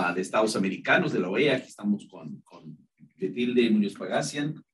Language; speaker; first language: Spanish; non-native, fluent; English